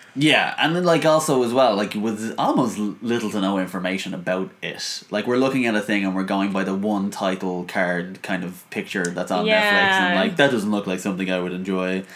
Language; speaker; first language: English; native; English